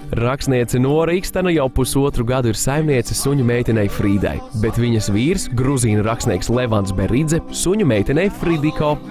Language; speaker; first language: Latvian; native; Latvian